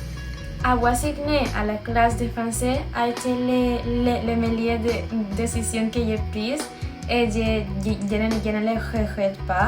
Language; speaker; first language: French; non-native, learner; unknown